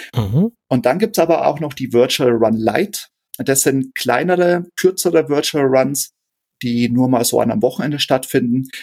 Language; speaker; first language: German; native; German